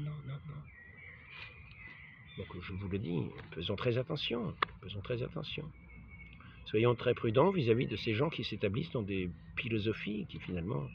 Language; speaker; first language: French; native; French